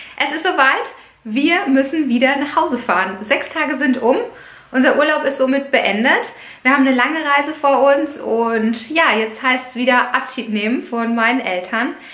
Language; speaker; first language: German; early bilingual, other home language; Italian